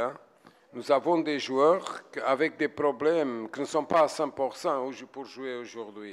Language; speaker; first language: French; non-native, fluent; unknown